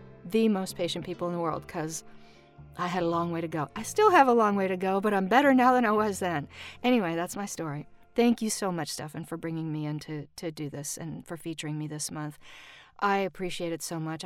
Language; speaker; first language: English; early bilingual, other home language; Spanish